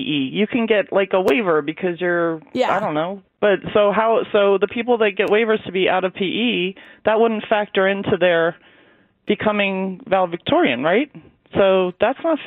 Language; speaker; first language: English; native; English